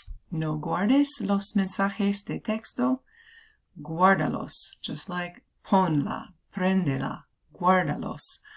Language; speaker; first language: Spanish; non-native, fluent; English